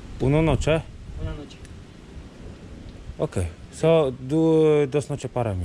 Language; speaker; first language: Spanish; non-native, learner; Polish